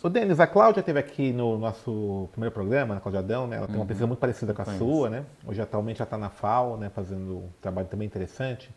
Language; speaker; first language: Portuguese; native; Portuguese